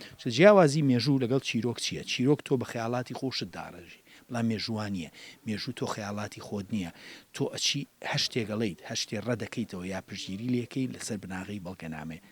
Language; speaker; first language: Central Kurdish; native; Central Kurdish